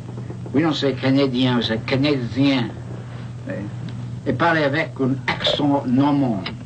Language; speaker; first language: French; non-native, learner; English